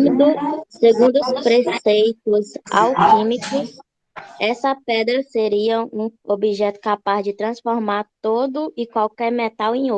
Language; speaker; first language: Portuguese; native; Portuguese